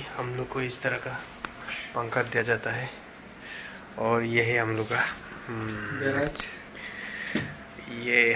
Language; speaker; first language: Hindi; non-native, local second language; Bangla